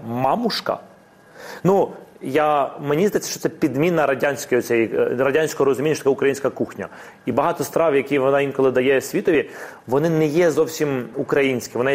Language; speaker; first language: Ukrainian; non-native, local second language; Russian